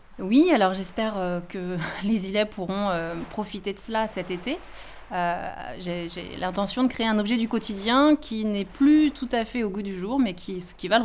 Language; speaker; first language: French; native; French